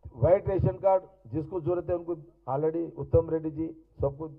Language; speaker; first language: Hindi; non-native, local second language; Telugu